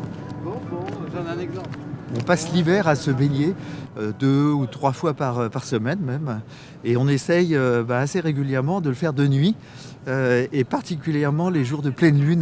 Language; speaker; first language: French; native; French